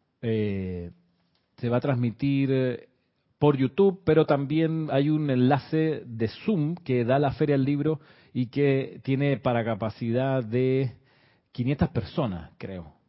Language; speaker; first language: Spanish; native; Spanish